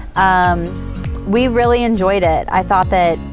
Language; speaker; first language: English; native; English